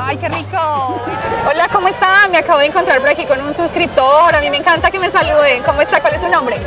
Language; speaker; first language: Spanish; native; Spanish